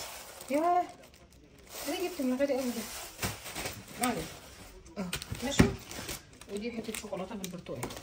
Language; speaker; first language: Arabic; native; Arabic